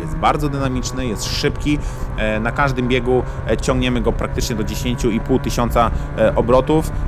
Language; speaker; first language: Polish; native; Polish